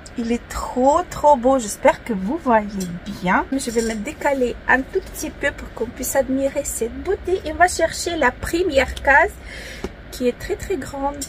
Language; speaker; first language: French; non-native, fluent; Ukrainian